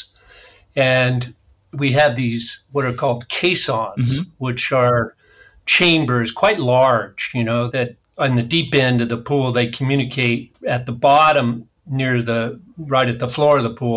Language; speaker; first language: English; native; English